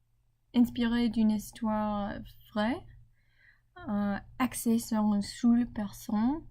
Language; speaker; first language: French; non-native, learner; English